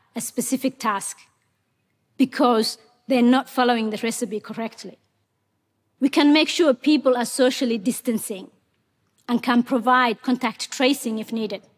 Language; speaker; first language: English; non-native, fluent; Somali